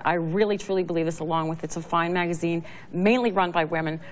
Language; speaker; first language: English; native; English